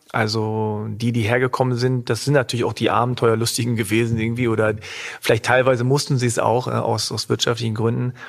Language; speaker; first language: German; native; German